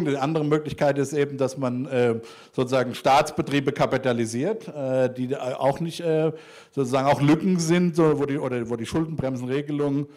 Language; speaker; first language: German; native; German